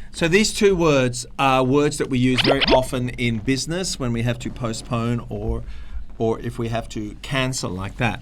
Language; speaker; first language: English; native; English